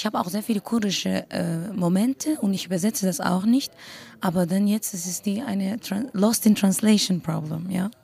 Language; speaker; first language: German; non-native, fluent; Kurdish